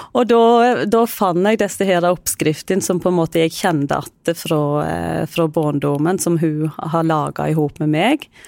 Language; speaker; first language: Norwegian; native; Norwegian